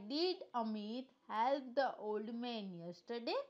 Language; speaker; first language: English; non-native, local second language; Gujarati